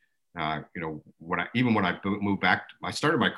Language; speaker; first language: English; early bilingual, other home language; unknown